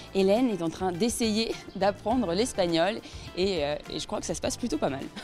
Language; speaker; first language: French; native; French